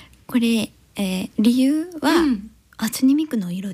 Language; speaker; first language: Japanese; non-native, learner; English